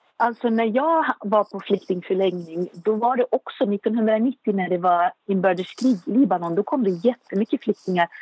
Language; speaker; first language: Swedish; non-native, fluent; Arabic